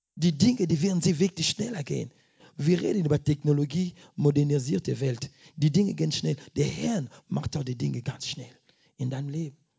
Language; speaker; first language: German; non-native, fluent; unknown